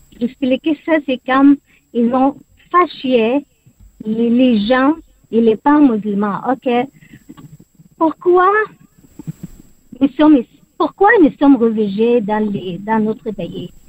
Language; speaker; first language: French; non-native, learner; Arabic